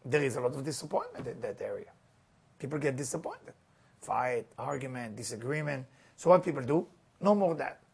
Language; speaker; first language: English; non-native, fluent; Hebrew